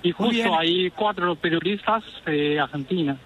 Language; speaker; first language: Spanish; non-native, learner; Chinese